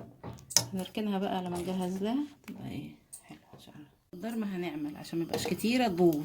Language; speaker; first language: Arabic; native; Arabic